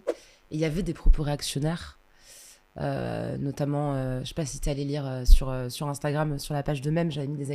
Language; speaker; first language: French; native; French